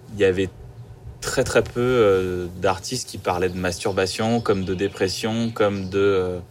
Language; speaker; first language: French; native; French